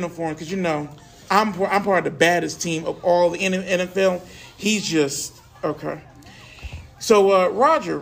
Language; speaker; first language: English; native; English